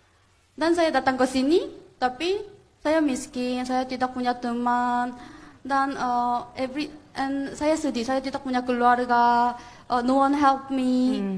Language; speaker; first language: Indonesian; non-native, fluent; Korean